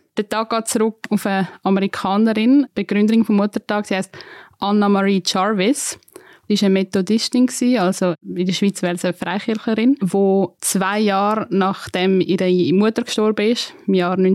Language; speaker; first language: German; native; German